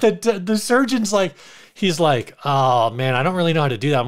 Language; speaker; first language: English; native; English